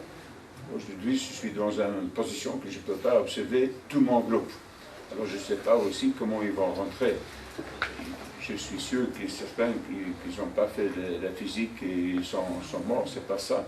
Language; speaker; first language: French; non-native, fluent; Dutch